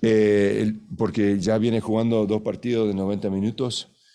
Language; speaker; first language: Spanish; early bilingual, heritage; Spanish